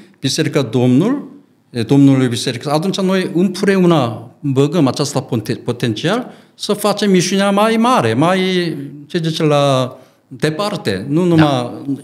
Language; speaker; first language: Romanian; non-native, learner; Korean